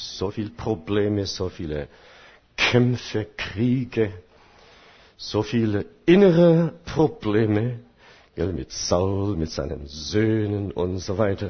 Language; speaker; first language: German; non-native, fluent; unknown